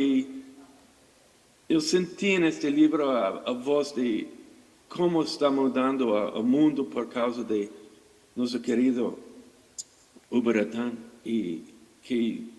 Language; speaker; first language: Portuguese; non-native, fluent; English